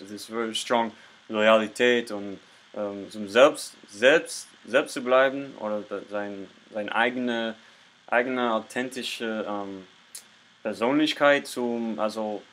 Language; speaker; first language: German; non-native, learner; English